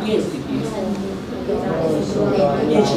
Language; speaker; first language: English; non-native, learner; Thai